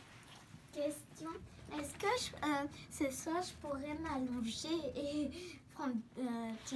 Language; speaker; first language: French; early bilingual, other home language; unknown